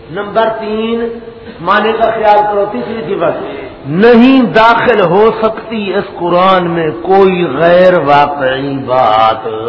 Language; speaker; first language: Urdu; non-native, local second language; Punjabi